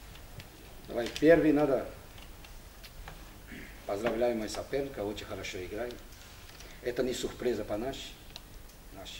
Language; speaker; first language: Russian; non-native, learner; Portuguese